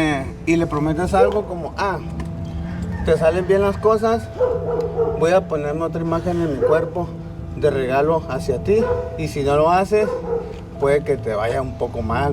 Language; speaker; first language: Spanish; native; Spanish